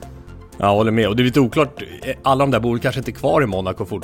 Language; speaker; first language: Swedish; native; Swedish